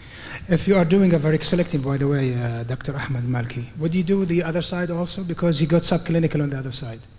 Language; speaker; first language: English; non-native, fluent; Arabic